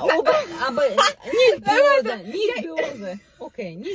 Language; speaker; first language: German; non-native, learner; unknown